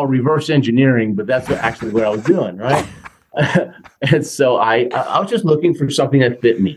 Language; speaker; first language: English; native; English